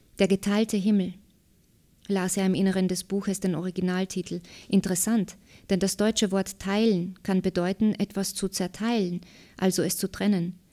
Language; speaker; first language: German; early bilingual, other home language; Slovak